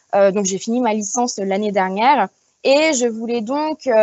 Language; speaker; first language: French; native; French